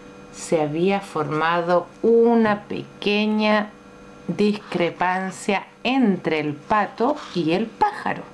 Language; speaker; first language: Spanish; native; Spanish